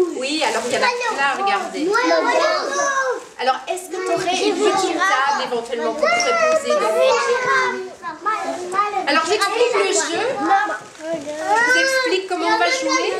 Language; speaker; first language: French; native; French